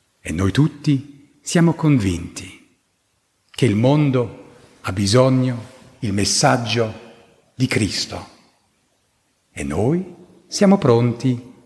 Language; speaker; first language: Italian; non-native, fluent; German